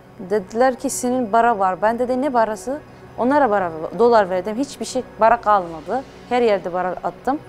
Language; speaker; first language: Turkish; non-native, learner; Arabic